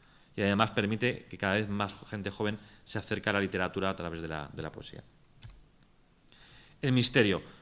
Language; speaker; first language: Spanish; native; Spanish